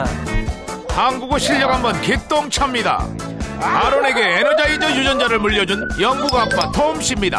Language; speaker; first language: Korean; native; Korean